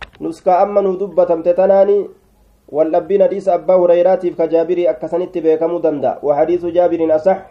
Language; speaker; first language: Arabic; non-native, fluent; Oromo